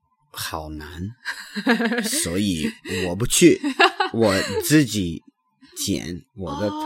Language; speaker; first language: Chinese; non-native, learner; English